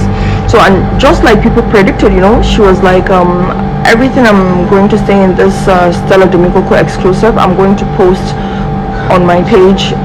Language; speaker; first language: English; non-native, local second language; Hausa